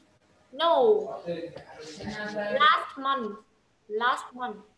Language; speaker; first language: English; non-native, fluent; Vietnamese